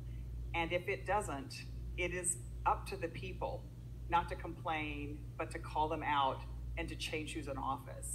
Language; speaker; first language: English; native; English